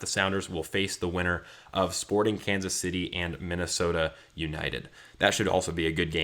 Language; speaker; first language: English; native; English